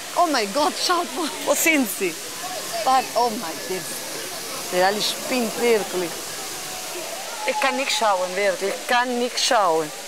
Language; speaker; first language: German; non-native, fluent; Spanish